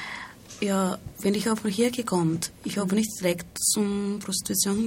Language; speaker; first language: German; non-native, learner; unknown